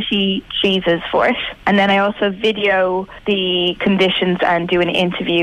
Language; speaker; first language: English; native; English